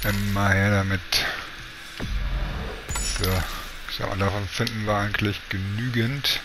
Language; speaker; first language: German; native; German